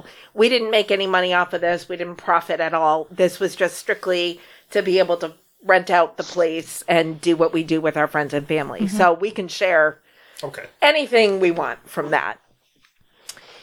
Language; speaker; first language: English; native; English